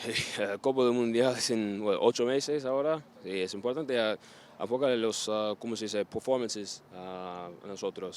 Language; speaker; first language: Spanish; non-native, learner; English